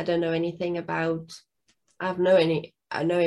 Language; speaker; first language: English; non-native, local second language; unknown